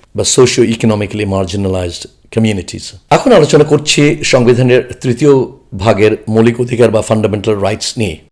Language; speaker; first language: Bangla; non-native, local second language; Chakma